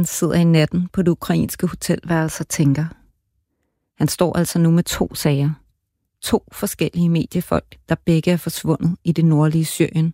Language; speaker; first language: Danish; native; Danish